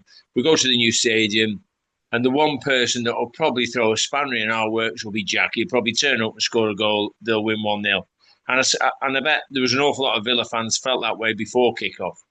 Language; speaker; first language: English; native; English